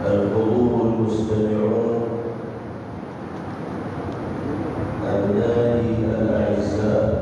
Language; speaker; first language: Arabic; non-native, fluent; Urdu